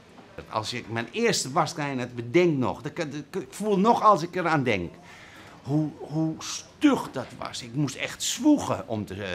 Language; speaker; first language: Dutch; native; Dutch